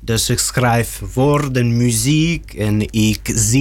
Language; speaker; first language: Dutch; non-native, learner; Russian